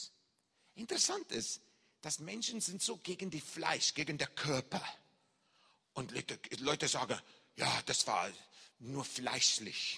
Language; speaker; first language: German; non-native, fluent; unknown